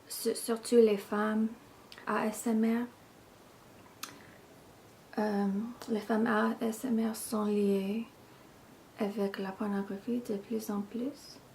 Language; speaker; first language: French; non-native, fluent; English